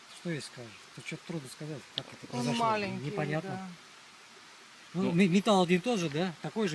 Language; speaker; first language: Russian; native; Russian